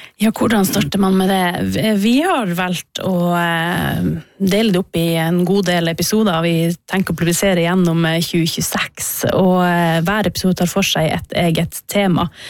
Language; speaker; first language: Norwegian; native; Norwegian